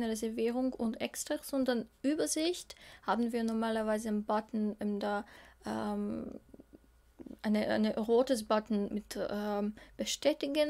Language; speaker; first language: German; non-native, fluent; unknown